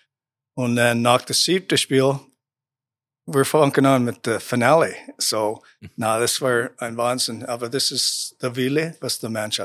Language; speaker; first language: German; non-native, learner; English